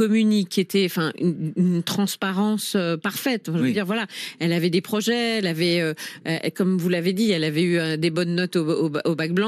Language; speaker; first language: French; native; French